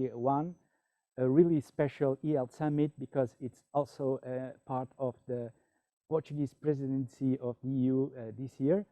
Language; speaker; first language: English; non-native, fluent; Portuguese